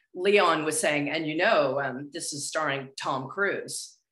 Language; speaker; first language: English; native; English